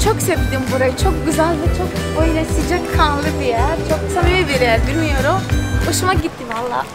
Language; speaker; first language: Turkish; non-native, fluent; Portuguese